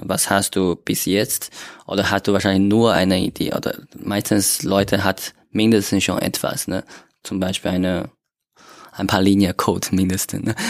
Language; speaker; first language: German; non-native, learner; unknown